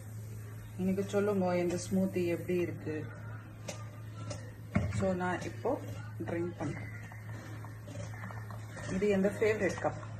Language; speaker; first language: Tamil; non-native, local second language; Urdu